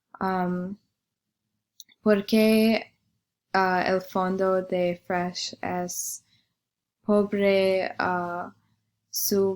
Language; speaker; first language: Spanish; non-native, learner; English